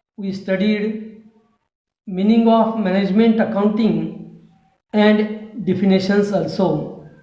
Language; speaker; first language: English; non-native, local second language; Marathi